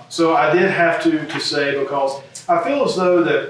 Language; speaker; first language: English; native; English